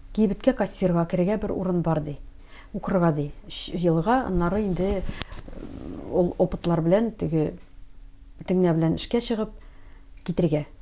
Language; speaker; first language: Tatar; native; Tatar